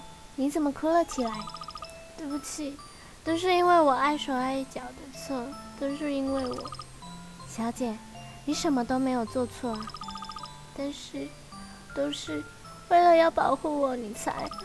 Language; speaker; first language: Chinese; native; Chinese